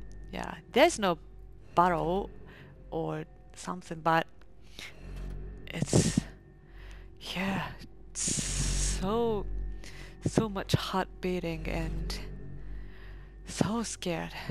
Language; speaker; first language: English; non-native, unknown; Japanese